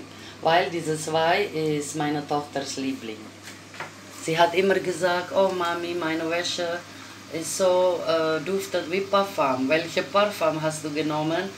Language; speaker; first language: German; non-native, learner; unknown